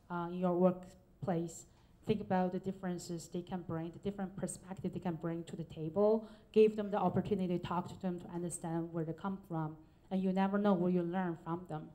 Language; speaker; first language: English; non-native, fluent; Chinese